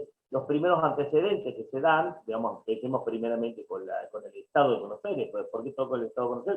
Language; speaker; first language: Spanish; native; Spanish